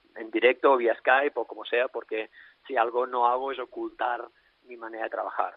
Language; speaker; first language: Spanish; native; Spanish